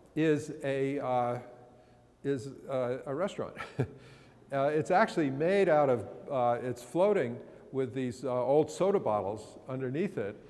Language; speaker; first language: English; native; English